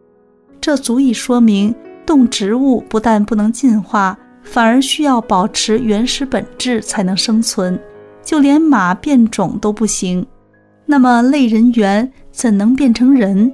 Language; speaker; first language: Chinese; native; Chinese